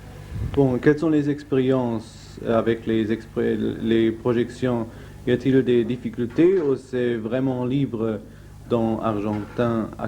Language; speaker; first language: French; non-native, fluent; German